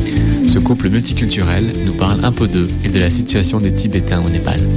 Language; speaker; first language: French; native; French